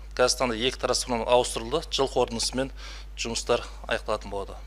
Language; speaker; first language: Kazakh; native; Kazakh